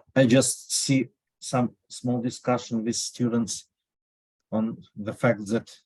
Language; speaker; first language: English; non-native, fluent; Ukrainian